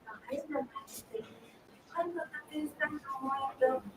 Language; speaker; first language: Portuguese; non-native, learner; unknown